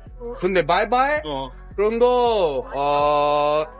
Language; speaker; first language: Korean; non-native, learner; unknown